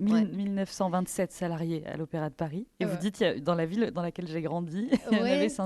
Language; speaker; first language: French; native; French